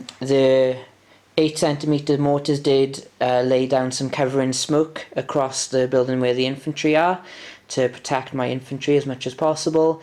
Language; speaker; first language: English; native; English